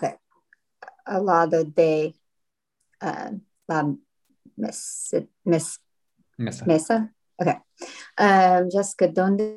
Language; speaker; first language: Spanish; non-native, learner; English